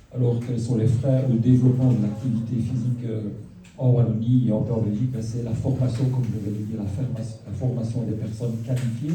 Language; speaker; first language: French; native; French